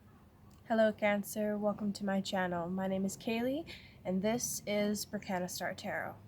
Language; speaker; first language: English; native; English